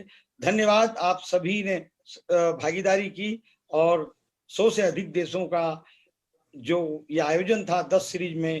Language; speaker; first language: Hindi; native; Hindi